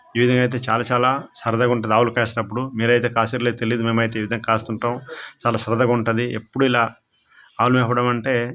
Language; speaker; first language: Telugu; non-native, local second language; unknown